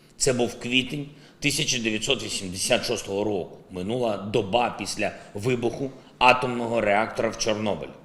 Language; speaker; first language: Ukrainian; non-native, local second language; Russian